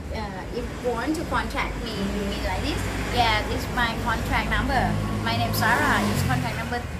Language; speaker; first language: English; non-native, learner; Thai